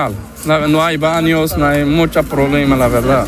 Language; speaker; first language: Spanish; non-native, learner; Arabic